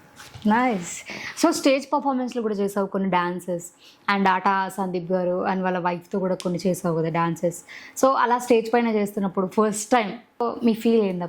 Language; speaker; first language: Telugu; native; Telugu